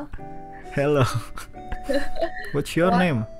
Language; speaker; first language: English; non-native, learner; Indonesian